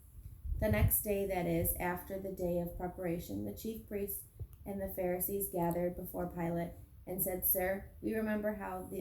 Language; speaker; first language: English; native; English